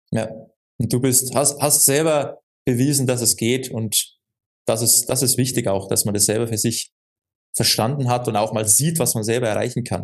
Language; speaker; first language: German; native; German